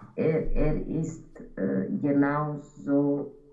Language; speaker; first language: German; non-native, learner; Romanian